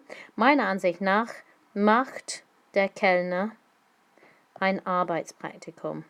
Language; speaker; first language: German; non-native, fluent; English